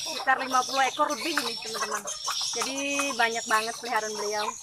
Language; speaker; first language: Indonesian; non-native, local second language; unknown